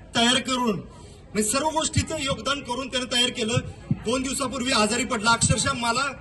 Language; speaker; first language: Marathi; native; Marathi